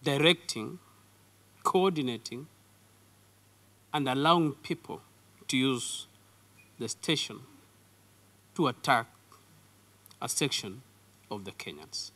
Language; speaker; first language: English; non-native, local second language; Kalenjin